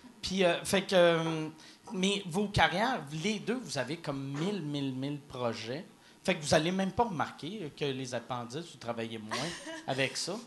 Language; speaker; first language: French; native; French